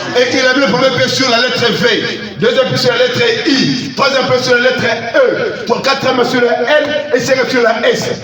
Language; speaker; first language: French; non-native, local second language; Lingala